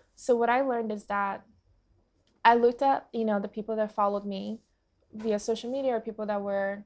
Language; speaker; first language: English; early bilingual, other home language; Portuguese